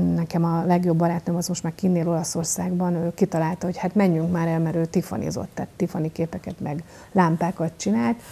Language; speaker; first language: Hungarian; native; Hungarian